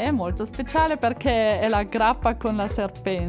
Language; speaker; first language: Italian; non-native, fluent; German